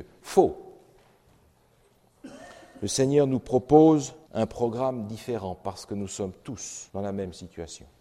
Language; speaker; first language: French; native; French